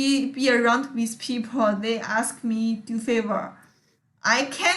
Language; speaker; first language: English; non-native, learner; Chinese